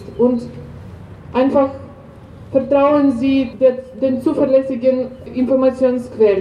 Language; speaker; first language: German; non-native, fluent; Ukrainian